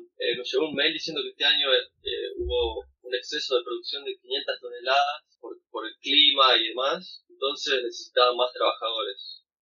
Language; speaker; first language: Spanish; native; Spanish